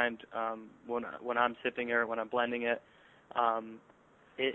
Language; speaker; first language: English; native; English